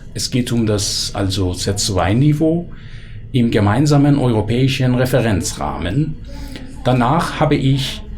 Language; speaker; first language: German; non-native, fluent; Persian